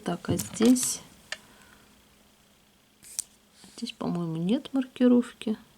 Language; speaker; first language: Russian; native; Russian